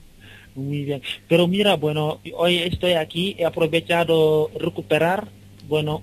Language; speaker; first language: Spanish; non-native, learner; Wolof